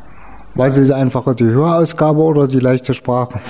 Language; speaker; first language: German; native; German